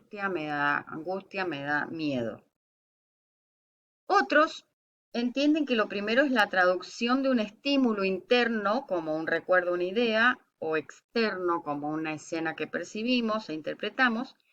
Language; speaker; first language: Spanish; native; Spanish